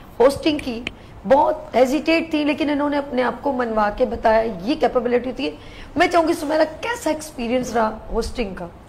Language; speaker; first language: Urdu; native; Urdu